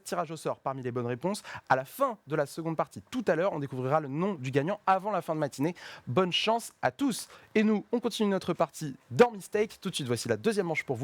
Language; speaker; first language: French; native; French